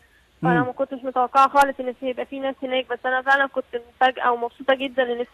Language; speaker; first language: Arabic; native; Arabic